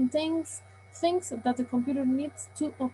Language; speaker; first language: English; non-native, learner; Spanish